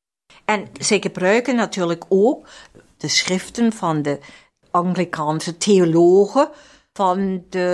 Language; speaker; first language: Dutch; non-native, fluent; German